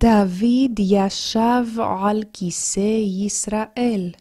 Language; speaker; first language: Hebrew; non-native, fluent; English